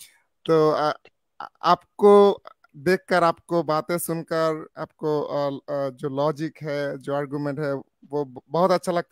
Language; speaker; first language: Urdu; non-native, learner; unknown